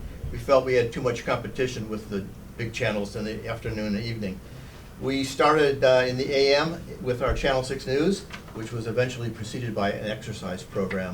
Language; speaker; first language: English; native; English